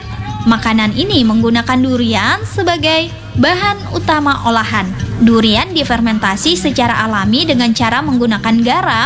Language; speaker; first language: Indonesian; native; Indonesian